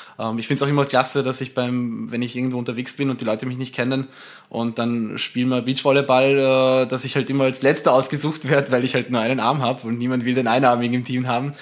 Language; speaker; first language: German; early bilingual, other home language; Romanian